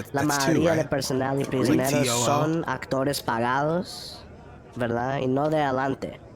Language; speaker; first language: Spanish; early bilingual, heritage; Spanish